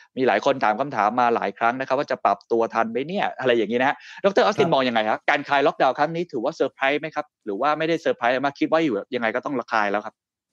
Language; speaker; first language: Thai; native; Thai